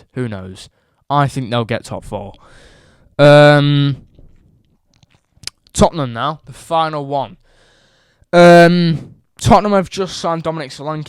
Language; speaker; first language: English; native; English